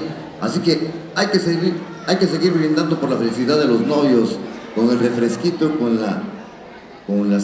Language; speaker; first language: Spanish; native; Spanish